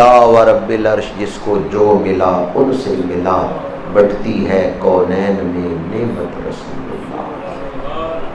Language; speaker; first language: Urdu; non-native, local second language; Punjabi